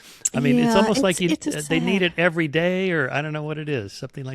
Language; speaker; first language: English; native; English